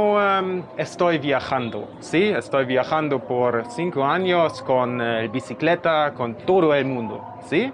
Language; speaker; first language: Spanish; non-native, learner; German